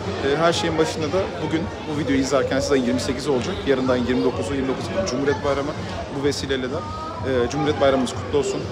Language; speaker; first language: Turkish; native; Turkish